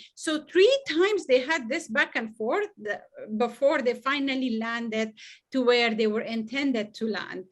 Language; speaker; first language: English; non-native, fluent; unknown